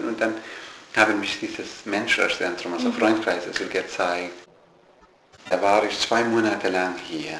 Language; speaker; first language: German; non-native, learner; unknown